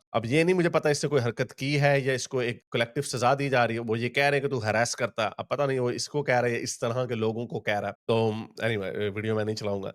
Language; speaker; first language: Urdu; native; Urdu